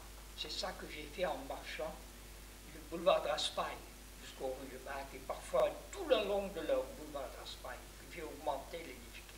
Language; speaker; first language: French; non-native, fluent; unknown